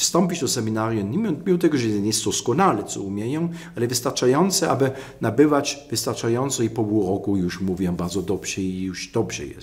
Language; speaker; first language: Polish; non-native, fluent; German